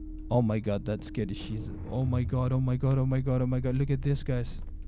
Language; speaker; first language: English; non-native, local second language; Malay